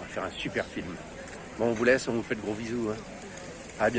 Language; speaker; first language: French; native; French